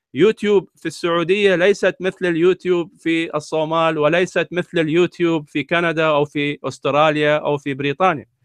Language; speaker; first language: Arabic; native; Arabic